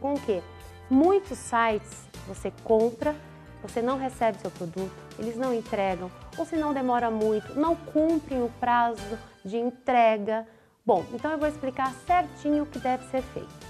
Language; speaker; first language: Portuguese; native; Portuguese